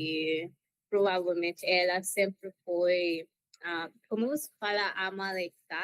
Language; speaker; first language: Portuguese; non-native, learner; Spanish